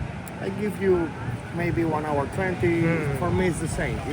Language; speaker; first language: English; non-native, fluent; Spanish